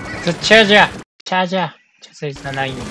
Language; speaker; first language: English; non-native, learner; Japanese